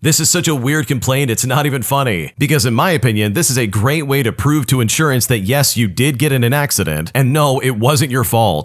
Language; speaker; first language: English; native; English